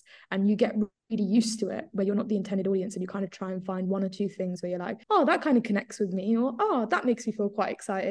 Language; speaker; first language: English; native; English